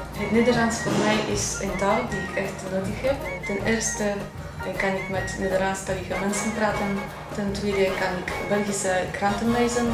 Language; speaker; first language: Dutch; non-native, learner; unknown